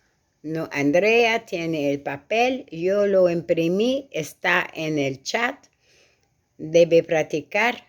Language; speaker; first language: Spanish; non-native, learner; French